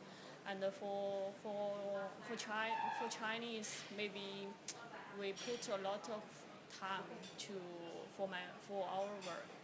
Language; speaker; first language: English; non-native, learner; Chinese